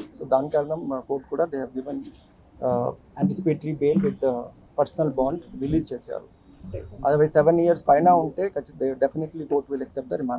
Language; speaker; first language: Telugu; non-native, fluent; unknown